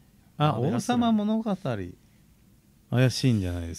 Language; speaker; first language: Japanese; native; Japanese